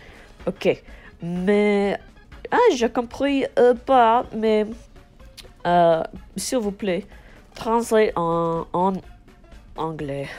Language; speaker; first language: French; non-native, learner; English